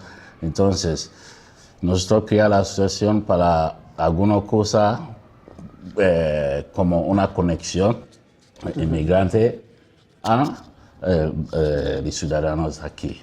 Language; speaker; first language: Spanish; non-native, learner; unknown